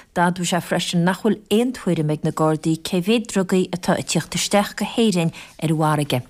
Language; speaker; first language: Irish; native; Irish